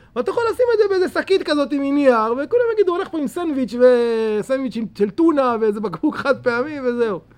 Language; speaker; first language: Hebrew; native; Hebrew